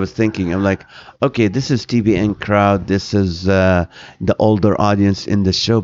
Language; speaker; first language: English; non-native, fluent; Arabic